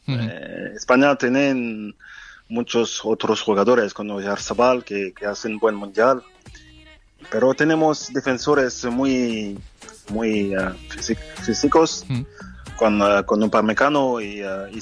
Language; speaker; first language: Spanish; non-native, fluent; French